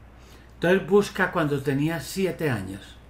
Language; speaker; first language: Spanish; native; Spanish